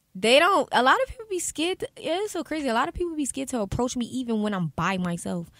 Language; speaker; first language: English; native; English